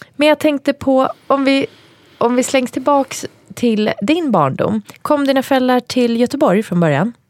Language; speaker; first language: Swedish; early bilingual, other home language; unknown